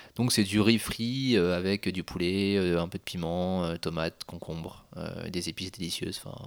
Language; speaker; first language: French; native; French